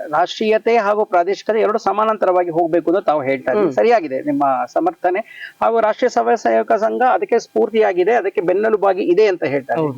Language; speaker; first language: Kannada; native; Kannada